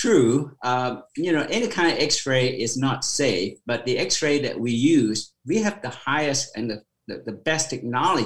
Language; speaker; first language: English; non-native, fluent; Khmer